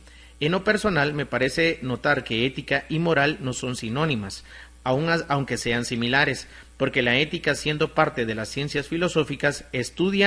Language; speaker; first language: Spanish; native; Spanish